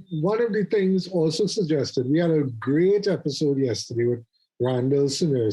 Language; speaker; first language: English; native; English